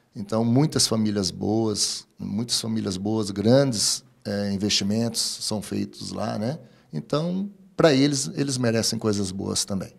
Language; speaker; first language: Portuguese; native; Portuguese